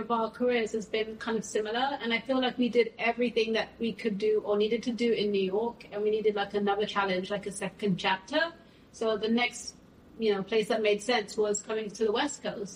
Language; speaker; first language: English; native; English